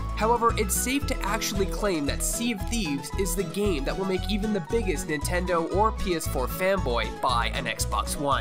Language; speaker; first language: English; native; English